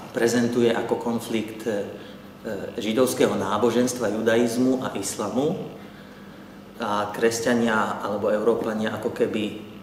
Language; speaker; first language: Slovak; early bilingual, heritage; Arabic